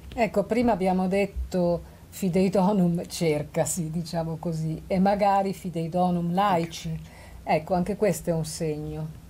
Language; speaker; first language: Italian; native; Italian